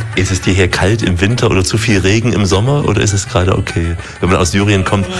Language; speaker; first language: German; native; German